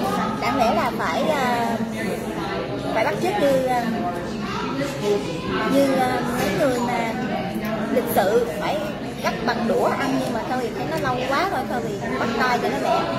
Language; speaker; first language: Vietnamese; early bilingual, heritage; Vietnamese